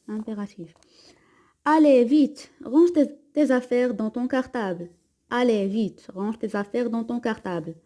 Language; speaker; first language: French; non-native, local second language; Arabic